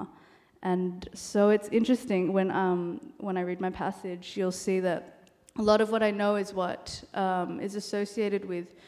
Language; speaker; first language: English; non-native, local second language; Cantonese